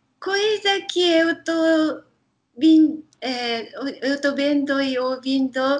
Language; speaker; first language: Portuguese; non-native, learner; Japanese